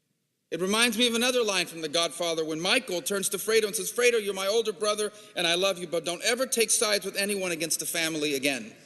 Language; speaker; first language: English; native; English